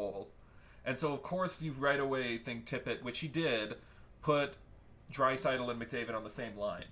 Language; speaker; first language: English; native; English